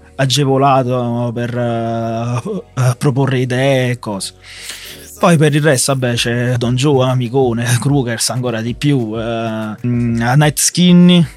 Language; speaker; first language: Italian; early bilingual, other home language; French